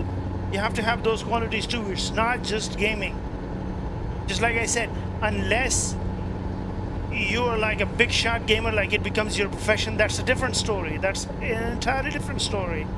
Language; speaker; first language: English; non-native, local second language; Pashto